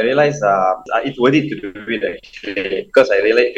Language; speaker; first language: English; non-native, local second language; Tamil